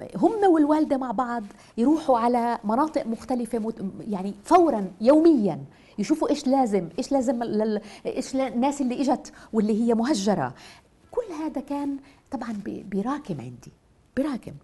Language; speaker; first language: Arabic; native; Arabic